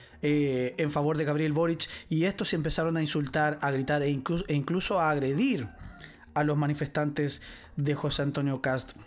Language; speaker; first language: Spanish; native; Spanish